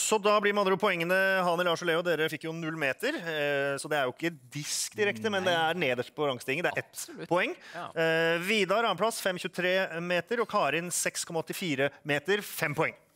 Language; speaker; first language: Norwegian; native; Norwegian